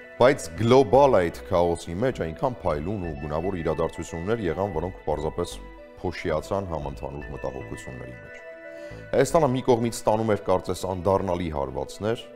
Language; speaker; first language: Armenian; native; Armenian